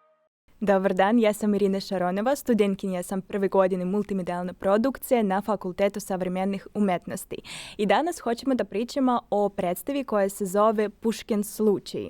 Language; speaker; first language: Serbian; non-native, fluent; Russian